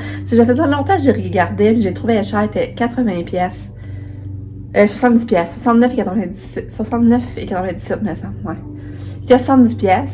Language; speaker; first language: French; native; French